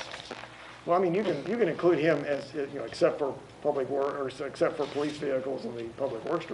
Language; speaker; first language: English; native; English